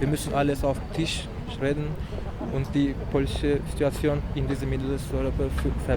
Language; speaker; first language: German; non-native, learner; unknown